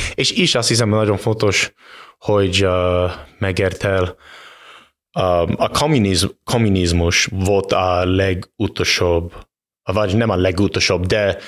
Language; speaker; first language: Hungarian; non-native, fluent; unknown